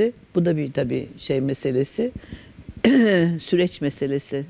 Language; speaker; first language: Turkish; native; Turkish